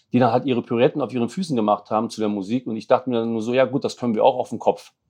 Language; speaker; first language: German; early bilingual, other home language; Arabic